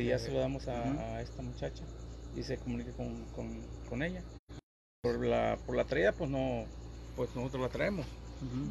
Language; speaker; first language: Spanish; native; Spanish